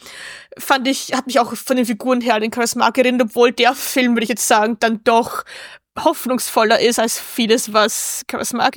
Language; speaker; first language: German; native; German